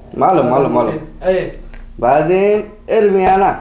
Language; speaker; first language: Arabic; non-native, learner; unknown